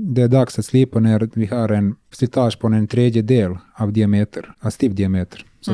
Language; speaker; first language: Swedish; non-native, learner; Serbian